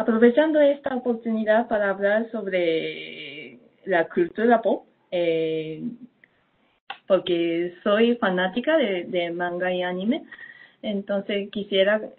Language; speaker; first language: Spanish; non-native, fluent; Japanese